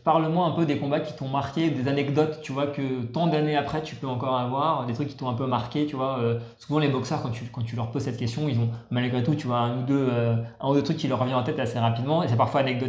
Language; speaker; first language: French; native; French